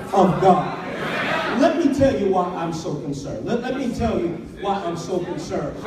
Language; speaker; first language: English; native; English